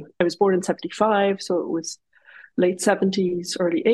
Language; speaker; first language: English; native; English